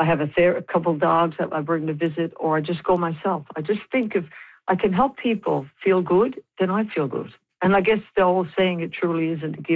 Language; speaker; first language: English; native; English